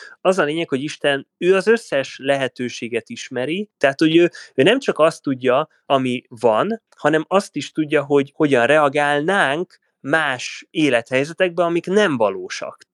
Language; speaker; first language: Hungarian; native; Hungarian